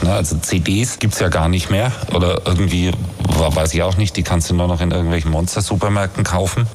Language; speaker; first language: German; native; German